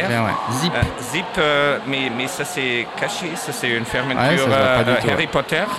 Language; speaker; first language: French; non-native, learner; German